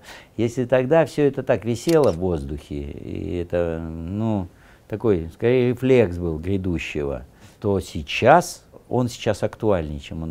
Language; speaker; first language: Russian; native; Russian